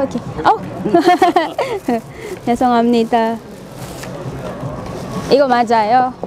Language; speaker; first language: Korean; non-native, learner; Filipino